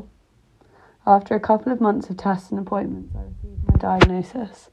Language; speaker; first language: English; native; English